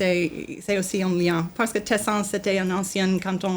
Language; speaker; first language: French; non-native, learner; English